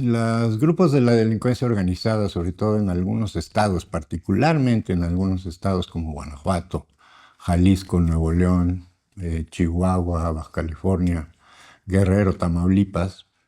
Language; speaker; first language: Spanish; native; Spanish